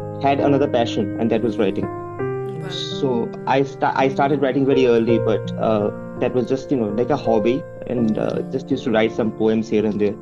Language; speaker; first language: English; non-native, local second language; Bangla